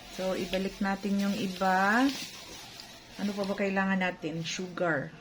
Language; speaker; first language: Filipino; non-native, local second language; Cebuano